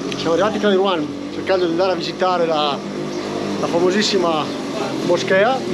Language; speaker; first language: Italian; native; Italian